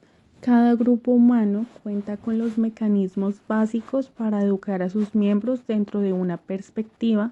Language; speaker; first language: Spanish; native; Spanish